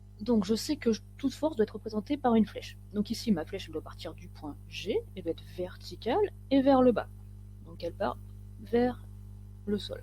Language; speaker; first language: French; native; French